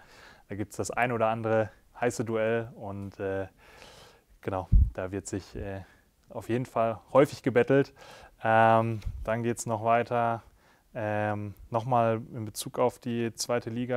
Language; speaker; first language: German; native; German